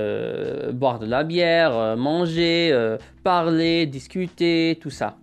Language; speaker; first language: French; non-native, fluent; English